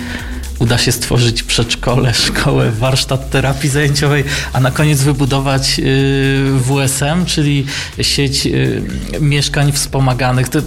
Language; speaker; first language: Polish; native; Polish